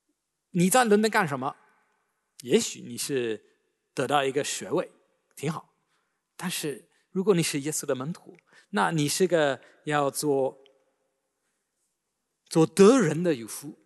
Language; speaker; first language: Chinese; native; Chinese